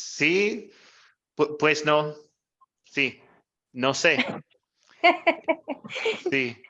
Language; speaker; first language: Spanish; non-native, fluent; English